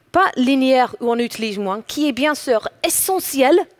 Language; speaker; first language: French; non-native, fluent; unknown